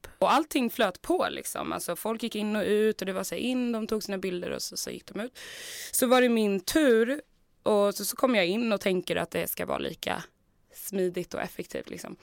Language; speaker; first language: Swedish; native; Swedish